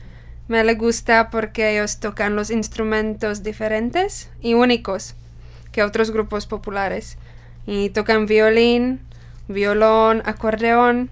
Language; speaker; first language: Spanish; non-native, learner; Czech